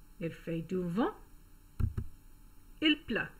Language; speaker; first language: French; non-native, fluent; English